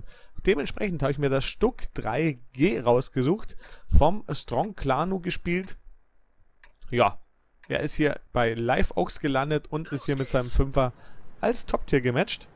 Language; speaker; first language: German; native; German